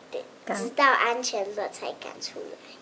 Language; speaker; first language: Chinese; native; Chinese